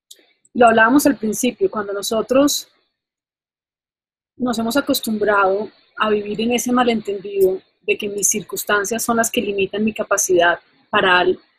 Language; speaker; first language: Spanish; native; Spanish